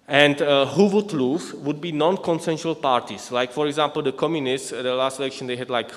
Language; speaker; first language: English; non-native, fluent; Czech